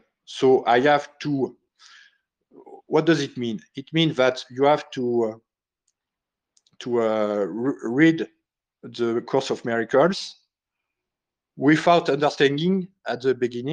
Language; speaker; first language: English; non-native, learner; French